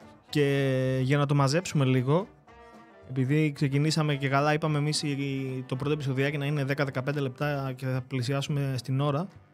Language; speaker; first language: Greek; native; Greek